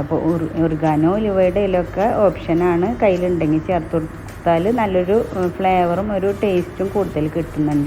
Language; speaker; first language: Malayalam; native; Malayalam